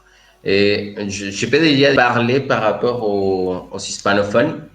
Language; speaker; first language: French; non-native, fluent; Spanish